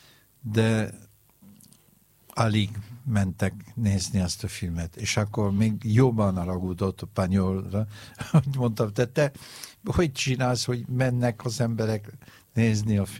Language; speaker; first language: Hungarian; non-native, learner; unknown